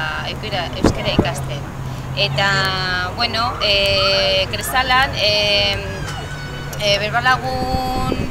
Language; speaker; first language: Basque; non-native, local second language; Spanish